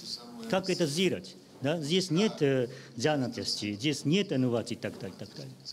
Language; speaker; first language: Russian; non-native, learner; Japanese